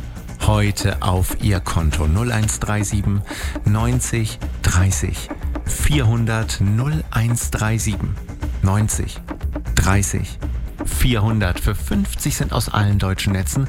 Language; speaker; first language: German; native; German